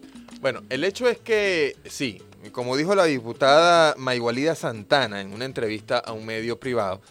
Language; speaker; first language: Spanish; native; Spanish